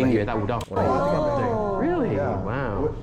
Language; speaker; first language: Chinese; non-native, fluent; English